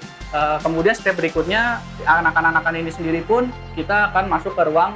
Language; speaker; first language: Indonesian; native; Indonesian